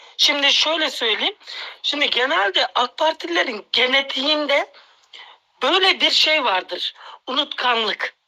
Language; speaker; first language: Turkish; native; Turkish